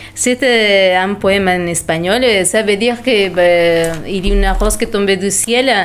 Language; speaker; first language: French; non-native, fluent; Spanish